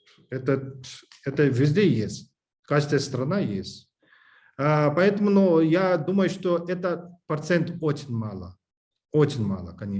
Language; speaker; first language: Russian; non-native, learner; English